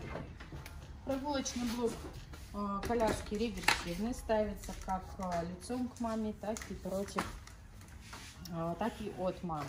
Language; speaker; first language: Russian; native; Russian